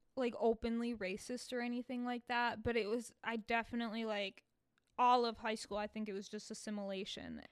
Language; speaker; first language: English; early bilingual, other home language; Spanish